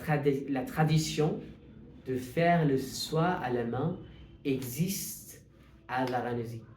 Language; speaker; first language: French; non-native, fluent; Hindi